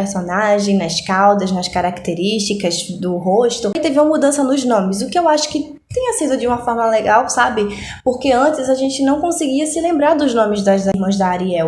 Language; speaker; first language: Portuguese; native; Portuguese